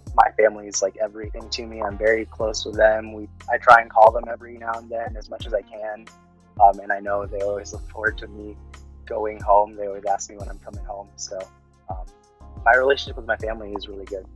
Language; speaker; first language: English; early bilingual, other home language; Filipino